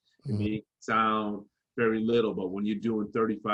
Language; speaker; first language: English; native; English